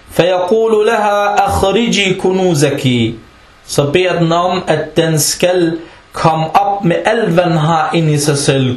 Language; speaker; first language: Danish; non-native, fluent; Arabic